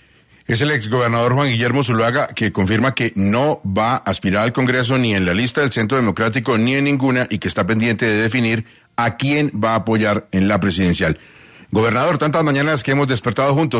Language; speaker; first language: Spanish; native; Spanish